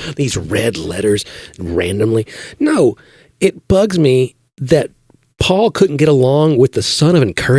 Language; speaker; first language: English; native; English